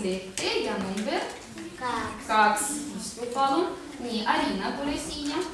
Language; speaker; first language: Estonian; non-native, local second language; Russian